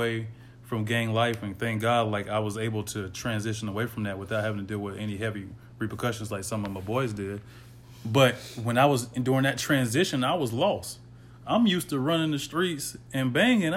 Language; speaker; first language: English; native; English